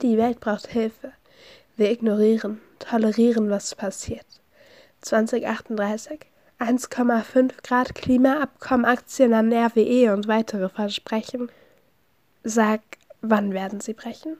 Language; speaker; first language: German; native; German